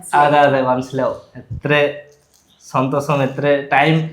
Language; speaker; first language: Malayalam; non-native, learner; Hindi